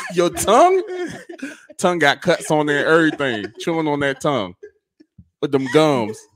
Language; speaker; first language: English; native; English